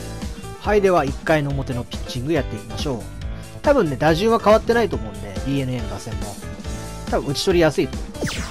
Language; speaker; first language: Japanese; native; Japanese